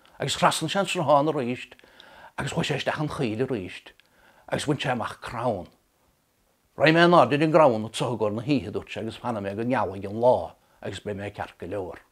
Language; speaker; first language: Irish; native; Irish